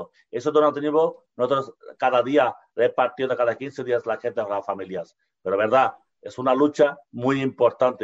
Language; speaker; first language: Spanish; non-native, learner; Bangla